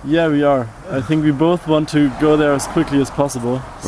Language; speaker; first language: English; non-native, fluent; German